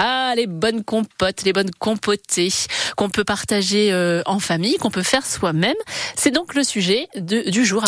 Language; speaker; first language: French; native; French